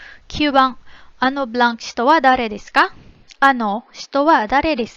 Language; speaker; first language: Japanese; non-native, fluent; Filipino